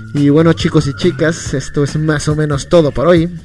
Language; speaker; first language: Spanish; native; Spanish